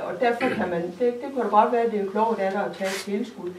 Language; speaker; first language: Danish; native; Danish